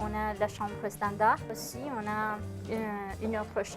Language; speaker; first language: French; non-native, fluent; Spanish